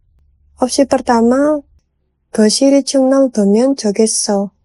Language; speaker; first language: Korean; non-native, fluent; Indonesian